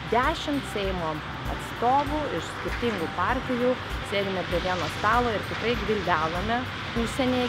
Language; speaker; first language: Lithuanian; native; Lithuanian